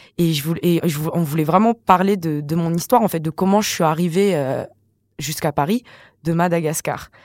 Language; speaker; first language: French; non-native, local second language; Malagasy